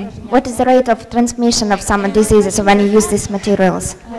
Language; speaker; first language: English; non-native, fluent; Ukrainian